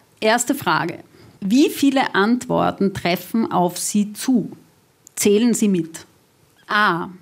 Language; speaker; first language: German; native; German